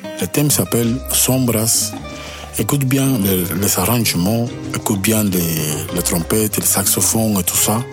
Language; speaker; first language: French; non-native, learner; Spanish